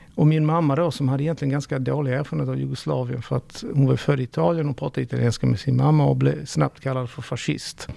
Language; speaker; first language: Swedish; early bilingual, other home language; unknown